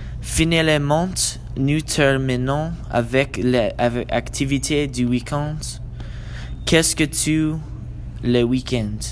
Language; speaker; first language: French; non-native, learner; English